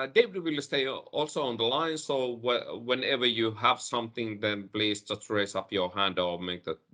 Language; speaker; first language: English; non-native, fluent; Finnish